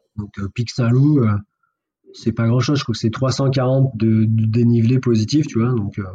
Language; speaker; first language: French; native; French